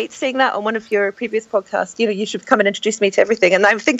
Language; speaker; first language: English; native; English